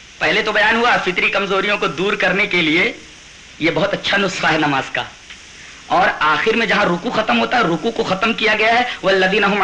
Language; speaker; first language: Urdu; native; Urdu